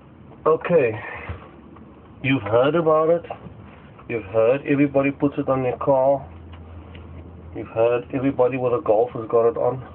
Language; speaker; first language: English; native; English